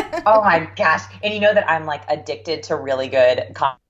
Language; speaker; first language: English; native; English